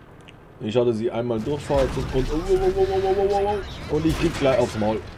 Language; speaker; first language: German; native; German